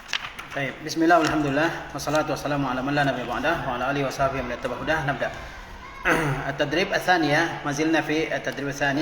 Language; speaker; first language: Arabic; non-native, fluent; Indonesian